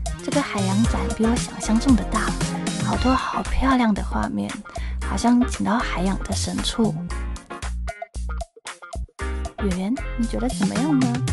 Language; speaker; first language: Chinese; non-native, fluent; Polish